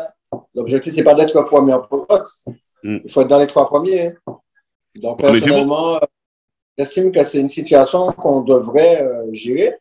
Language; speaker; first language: French; native; French